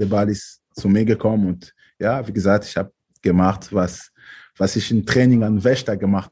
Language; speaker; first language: German; non-native, fluent; French